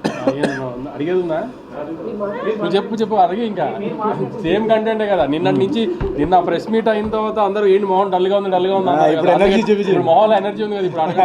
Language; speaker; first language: Telugu; native; Telugu